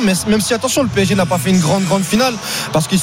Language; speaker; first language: French; native; French